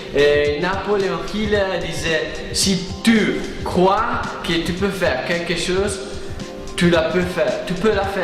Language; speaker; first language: French; non-native, fluent; Italian